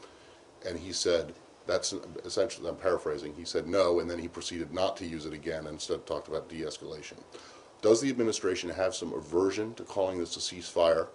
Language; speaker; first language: English; native; English